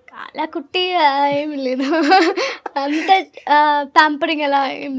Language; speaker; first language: Telugu; non-native, learner; Malayalam